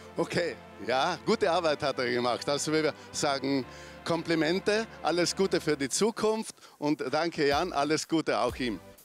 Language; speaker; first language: German; native; German